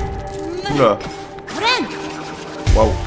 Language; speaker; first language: French; native; French